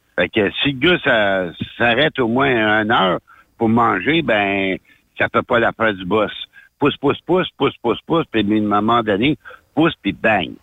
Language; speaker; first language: French; native; French